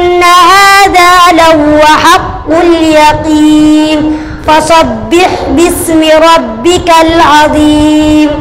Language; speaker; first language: Arabic; non-native, local second language; Somali